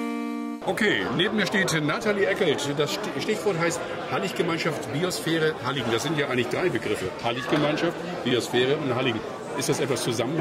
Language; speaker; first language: German; native; German